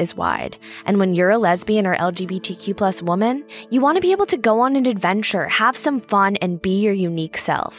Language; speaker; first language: English; native; English